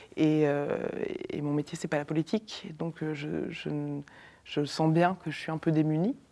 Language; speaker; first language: French; native; French